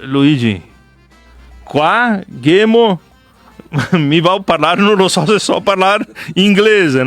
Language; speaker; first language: Italian; early bilingual, heritage; Portuguese